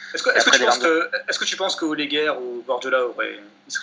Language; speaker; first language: French; native; French